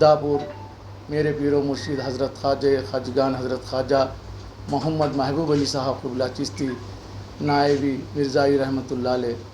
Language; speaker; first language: Urdu; native; Urdu